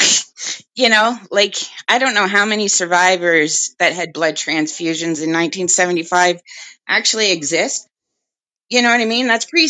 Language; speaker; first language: English; native; English